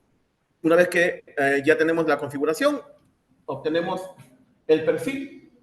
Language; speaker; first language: Spanish; native; Spanish